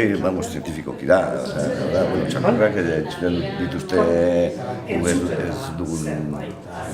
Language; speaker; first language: Basque; non-native, local second language; Spanish